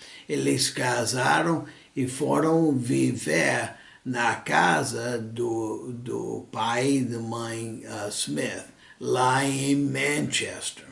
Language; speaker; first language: Portuguese; non-native, fluent; English